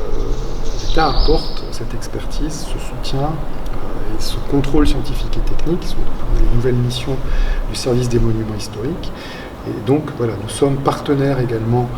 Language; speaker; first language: French; native; French